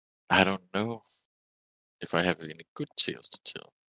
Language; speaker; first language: English; non-native, fluent; Danish